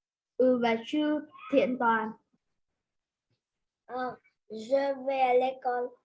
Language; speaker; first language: French; non-native, learner; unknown